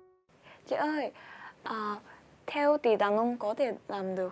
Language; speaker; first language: Vietnamese; non-native, fluent; Japanese